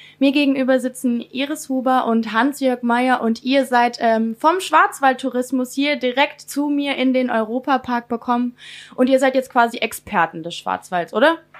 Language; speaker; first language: German; native; German